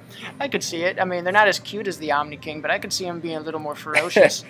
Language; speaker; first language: English; native; English